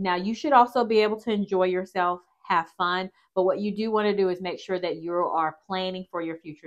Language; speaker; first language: English; native; English